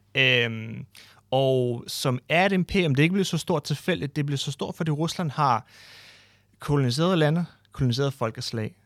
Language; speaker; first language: Danish; non-native, fluent; Ukrainian